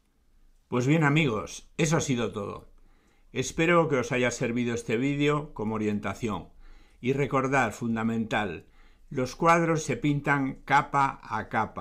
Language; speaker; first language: Spanish; native; Spanish